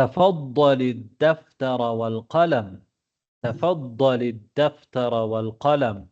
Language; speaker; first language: Arabic; non-native, fluent; Tamil